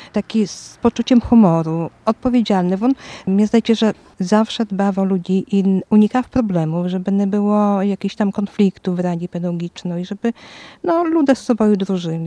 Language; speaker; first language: Polish; non-native, local second language; Ukrainian